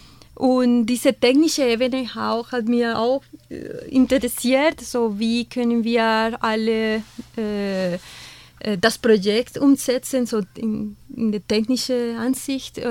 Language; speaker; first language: German; non-native, fluent; Spanish